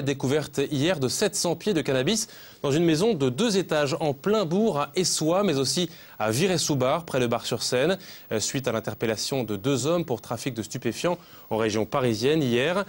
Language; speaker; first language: French; native; French